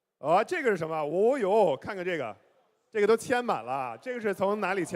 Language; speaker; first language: Chinese; native; Chinese